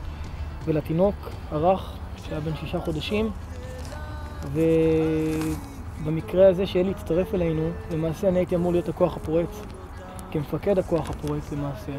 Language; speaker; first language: Hebrew; native; Hebrew